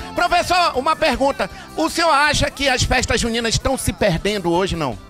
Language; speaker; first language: Portuguese; native; Portuguese